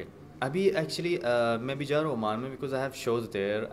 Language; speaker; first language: Hindi; non-native, fluent; Arabic